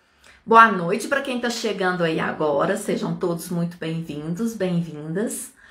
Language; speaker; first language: Portuguese; native; Portuguese